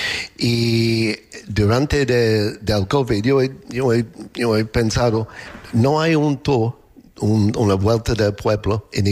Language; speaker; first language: Spanish; non-native, fluent; English